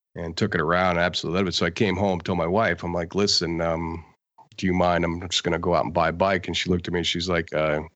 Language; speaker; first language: English; native; English